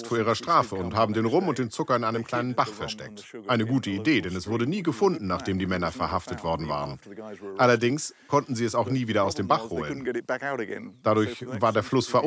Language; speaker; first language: German; non-native, fluent; English